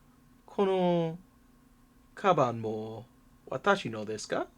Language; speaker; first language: Japanese; non-native, learner; English